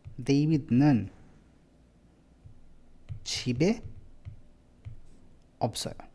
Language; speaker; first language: Korean; non-native, fluent; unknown